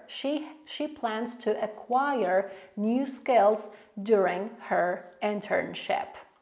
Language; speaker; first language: English; non-native, fluent; Polish